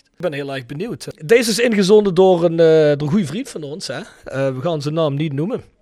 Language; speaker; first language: Dutch; native; Dutch